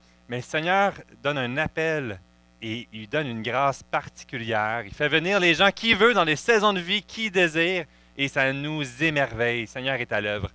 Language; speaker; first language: French; native; French